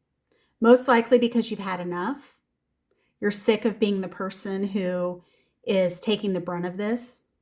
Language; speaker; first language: English; native; English